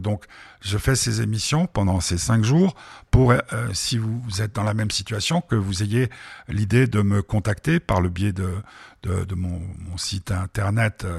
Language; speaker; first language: French; native; French